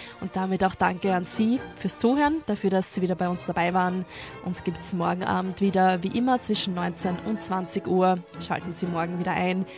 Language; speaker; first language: German; native; German